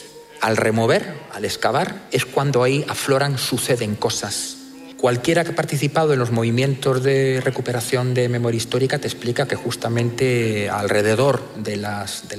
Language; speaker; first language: Spanish; native; Spanish